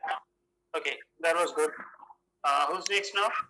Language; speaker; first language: English; non-native, fluent; Hindi